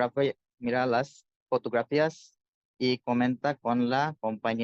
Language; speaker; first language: Spanish; non-native, learner; Bangla